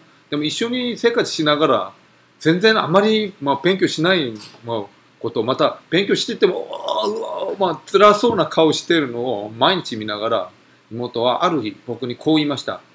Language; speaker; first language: Japanese; non-native, fluent; Korean